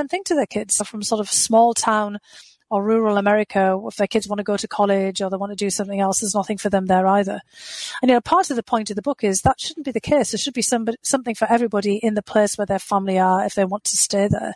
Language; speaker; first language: English; native; English